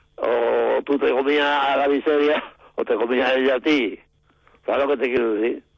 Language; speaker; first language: Spanish; native; Spanish